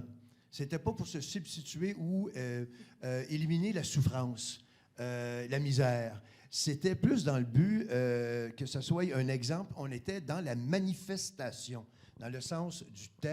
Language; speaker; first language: French; native; French